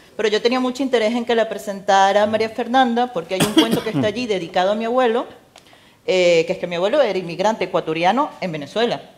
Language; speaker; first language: Spanish; native; Spanish